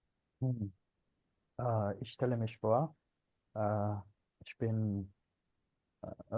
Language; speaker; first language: German; non-native, learner; Punjabi